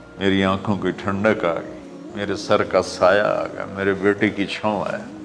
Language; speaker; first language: Urdu; non-native, local second language; Punjabi